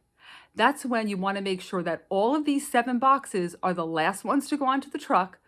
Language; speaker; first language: English; native; English